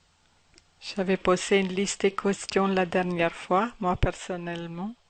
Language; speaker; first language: French; non-native, fluent; German